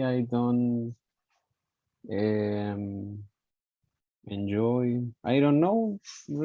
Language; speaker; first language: English; non-native, learner; Spanish